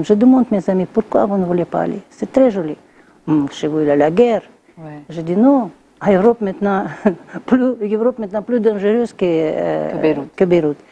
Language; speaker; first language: French; non-native, learner; Russian